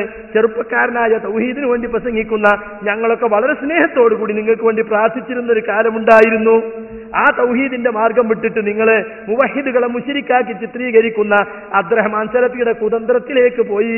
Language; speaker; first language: Malayalam; native; Malayalam